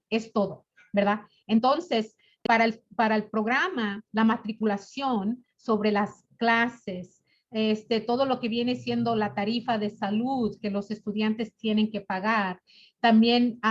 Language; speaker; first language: Spanish; early bilingual, other home language; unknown